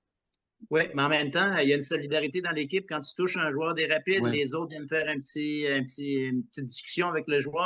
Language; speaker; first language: French; native; French